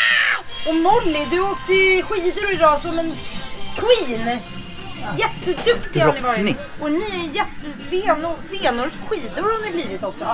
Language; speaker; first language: Swedish; native; Swedish